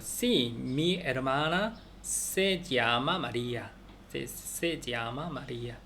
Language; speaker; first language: Spanish; non-native, learner; Korean